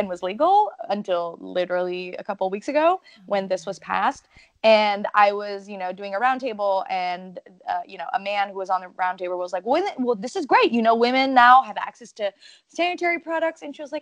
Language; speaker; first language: English; non-native, fluent; French